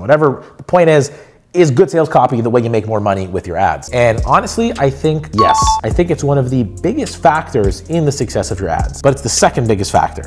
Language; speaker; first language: English; native; English